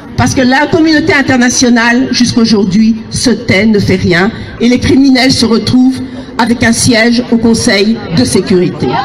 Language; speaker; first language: French; early bilingual, other home language; Lingala